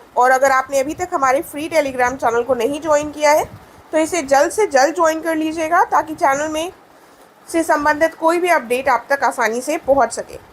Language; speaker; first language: Hindi; native; Hindi